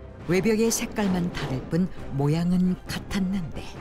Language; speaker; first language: Korean; native; Korean